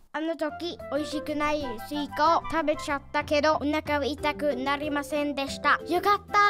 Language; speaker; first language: Japanese; early bilingual, heritage; Swedish